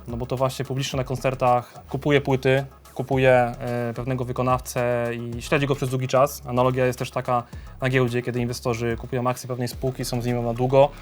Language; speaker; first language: Polish; native; Polish